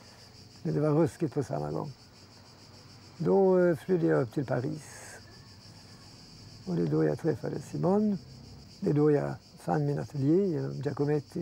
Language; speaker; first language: Swedish; early bilingual, heritage; Swedish